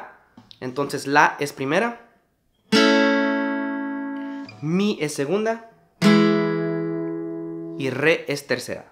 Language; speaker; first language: Spanish; native; Spanish